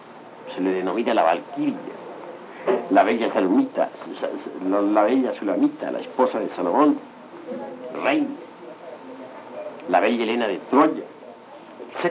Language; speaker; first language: Spanish; native; Spanish